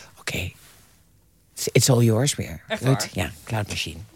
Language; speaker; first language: Dutch; native; Dutch